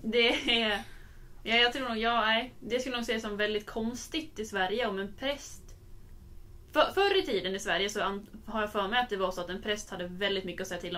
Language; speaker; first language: Swedish; native; Swedish